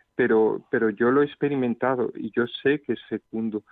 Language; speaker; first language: Spanish; native; Spanish